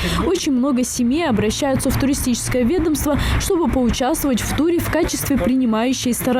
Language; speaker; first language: Russian; native; Russian